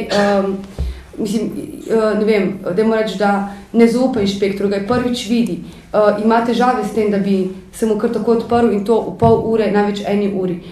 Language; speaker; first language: Slovenian; native; Slovenian